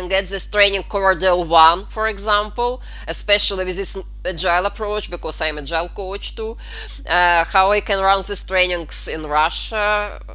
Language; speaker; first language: English; non-native, fluent; Russian